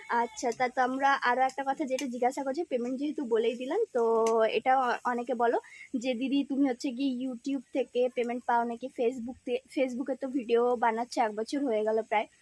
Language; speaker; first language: Bangla; non-native, local second language; Santali